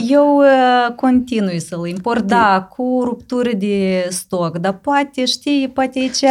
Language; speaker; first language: Romanian; native; Romanian